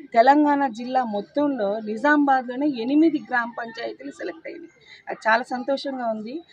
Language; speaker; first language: Telugu; native; Telugu